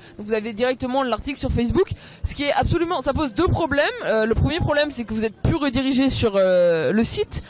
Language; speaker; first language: French; native; French